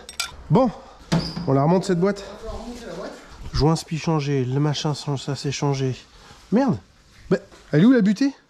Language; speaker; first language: French; native; French